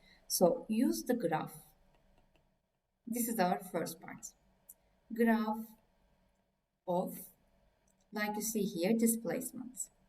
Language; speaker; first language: English; non-native, fluent; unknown